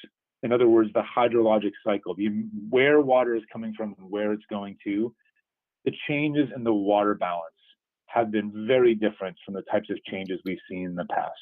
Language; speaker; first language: English; native; English